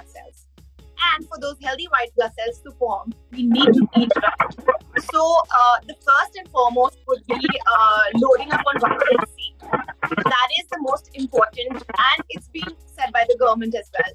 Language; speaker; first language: English; non-native, local second language; Hindi